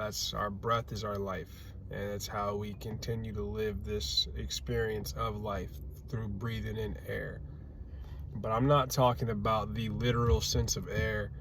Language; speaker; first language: English; native; English